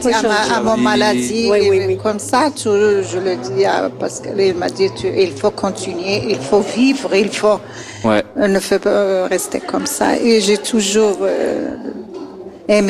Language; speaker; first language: French; non-native, learner; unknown